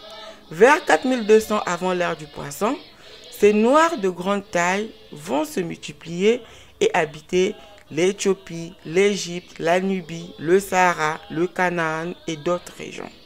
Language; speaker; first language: French; non-native, local second language; Kongo